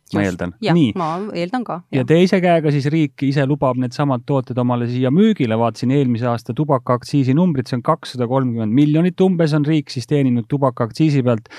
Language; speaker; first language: Estonian; native; Estonian